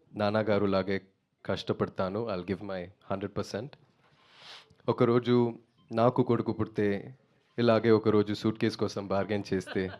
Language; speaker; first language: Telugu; non-native, learner; Tamil